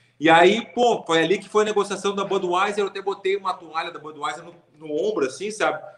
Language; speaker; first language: Portuguese; native; Portuguese